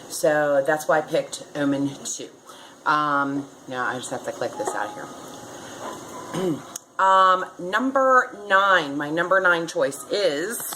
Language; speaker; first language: English; native; English